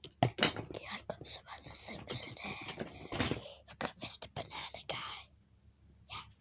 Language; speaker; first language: English; native; English